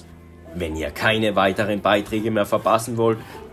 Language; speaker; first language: German; native; German